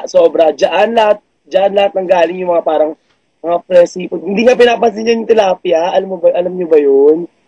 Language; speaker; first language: Filipino; native; Filipino